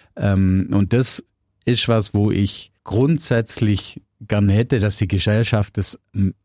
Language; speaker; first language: German; native; German